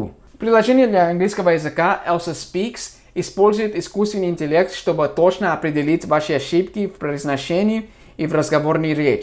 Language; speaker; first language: Russian; non-native, fluent; English